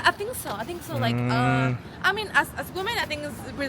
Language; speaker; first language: English; non-native, fluent; Spanish